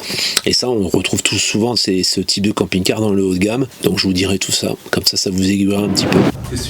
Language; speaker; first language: French; native; French